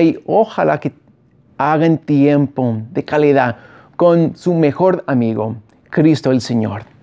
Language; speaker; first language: Spanish; non-native, fluent; English